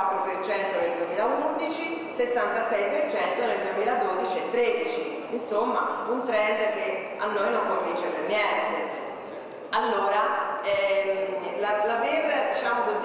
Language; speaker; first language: Italian; native; Italian